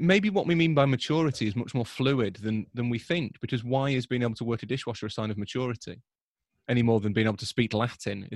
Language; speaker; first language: English; native; English